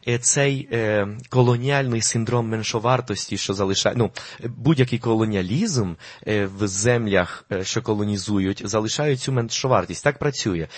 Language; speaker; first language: Ukrainian; non-native, fluent; Spanish